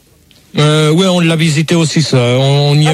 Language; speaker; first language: French; native; French